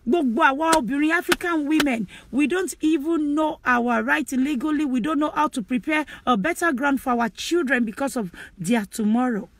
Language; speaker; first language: English; non-native, local second language; Yoruba